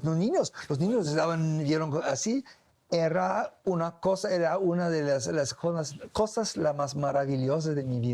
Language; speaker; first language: Spanish; non-native, learner; English